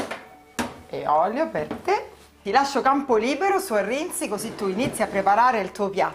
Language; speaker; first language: Italian; native; Italian